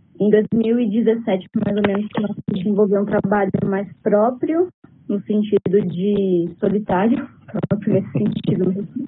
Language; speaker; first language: Portuguese; native; Portuguese